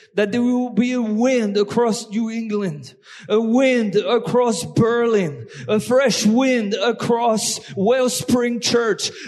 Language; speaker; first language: English; non-native, fluent; French